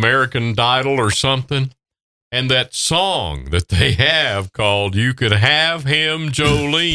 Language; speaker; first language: English; native; English